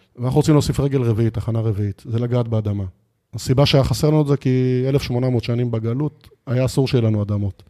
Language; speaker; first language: Hebrew; native; Hebrew